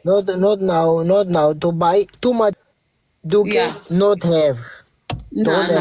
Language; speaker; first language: English; early bilingual, heritage; English